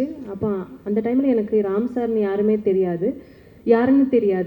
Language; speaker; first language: Tamil; non-native, learner; Malayalam